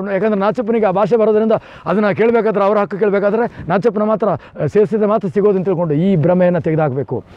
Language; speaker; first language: Kannada; non-native, local second language; Kodava